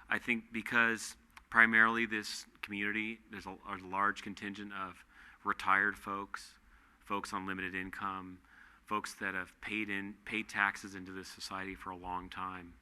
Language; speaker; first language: English; native; English